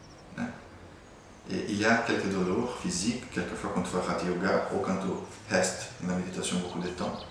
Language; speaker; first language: French; non-native, fluent; Portuguese